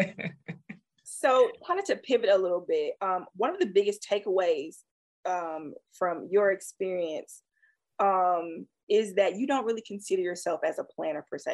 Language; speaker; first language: English; native; English